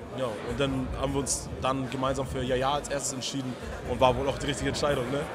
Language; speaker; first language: German; early bilingual, other home language; Portuguese